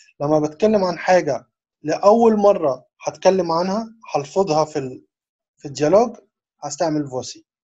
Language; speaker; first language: Arabic; native; Arabic